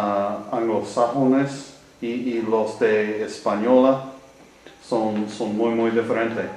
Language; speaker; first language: Spanish; non-native, learner; English